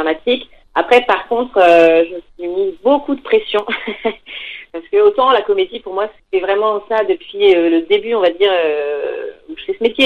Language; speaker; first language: French; native; French